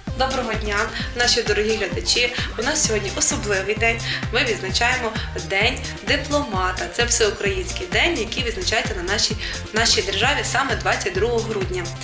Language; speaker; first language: Ukrainian; native; Ukrainian